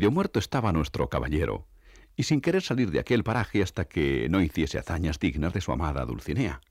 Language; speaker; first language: Spanish; native; Spanish